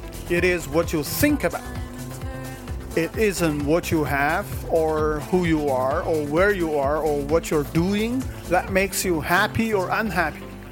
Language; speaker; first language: English; non-native, fluent; Chinese